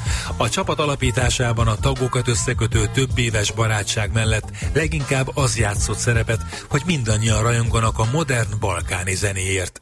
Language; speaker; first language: Hungarian; native; Hungarian